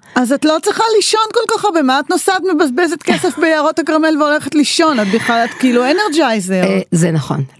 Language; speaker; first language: Hebrew; native; Hebrew